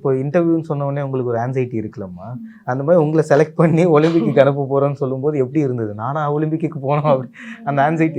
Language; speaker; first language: Tamil; native; Tamil